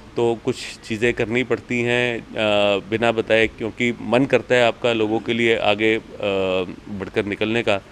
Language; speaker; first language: Hindi; native; Hindi